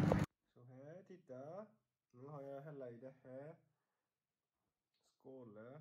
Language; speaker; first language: Swedish; non-native, learner; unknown